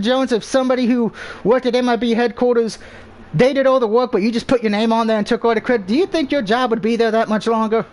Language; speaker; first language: English; native; English